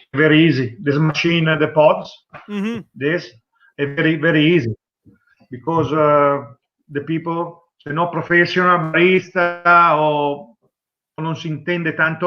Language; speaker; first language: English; non-native, learner; Italian